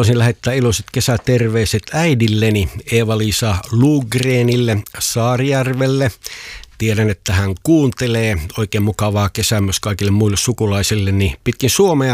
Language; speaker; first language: Finnish; native; Finnish